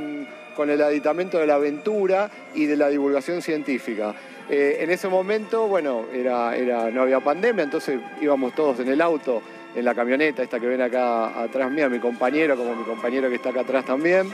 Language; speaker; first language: Spanish; native; Spanish